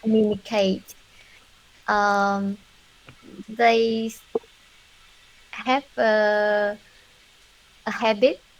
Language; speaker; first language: English; non-native, learner; Vietnamese